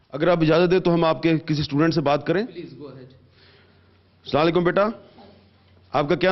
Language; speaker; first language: Urdu; native; Urdu